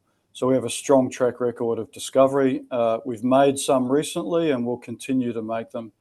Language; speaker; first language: English; native; English